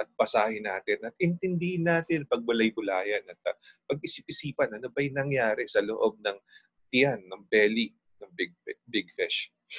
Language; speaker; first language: Filipino; native; Filipino